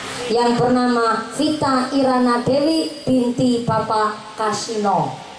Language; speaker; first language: Indonesian; non-native, local second language; Javanese